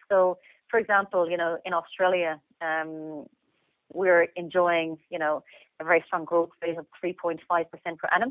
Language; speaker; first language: English; native; English